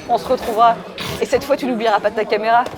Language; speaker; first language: French; native; French